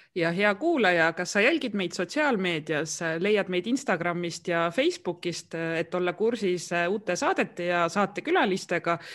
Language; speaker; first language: Estonian; native; Estonian